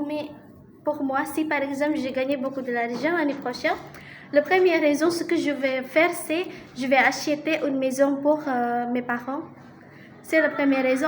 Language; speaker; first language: French; non-native, learner; Indonesian